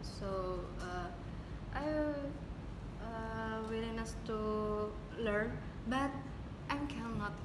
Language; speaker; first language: English; non-native, learner; Indonesian